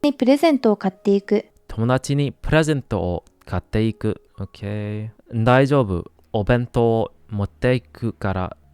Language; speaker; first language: Japanese; non-native, learner; English